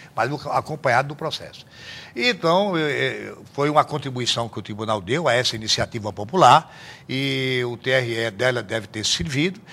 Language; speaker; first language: Portuguese; native; Portuguese